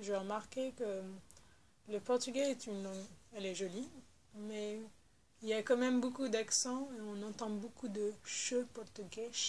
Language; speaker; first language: French; non-native, local second language; Arabic